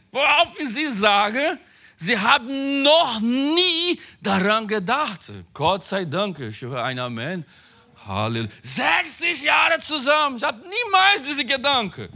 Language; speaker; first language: German; non-native, learner; Portuguese